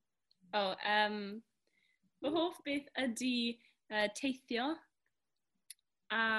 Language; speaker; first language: Welsh; non-native, learner; English